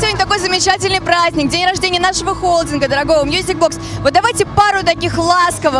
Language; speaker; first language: Russian; native; Russian